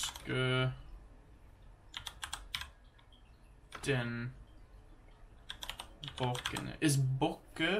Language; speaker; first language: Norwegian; non-native, learner; English